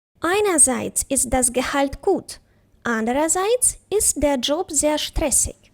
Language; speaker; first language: German; non-native, fluent; Ukrainian